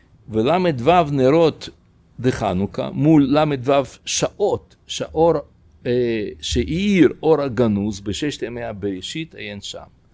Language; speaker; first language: Hebrew; non-native, fluent; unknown